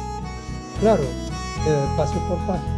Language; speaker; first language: Spanish; non-native, learner; German